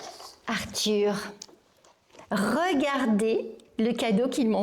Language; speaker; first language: French; native; French